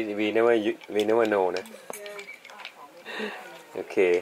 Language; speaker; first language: English; non-native, learner; Thai